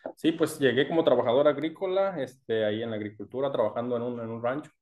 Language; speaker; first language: Spanish; native; Spanish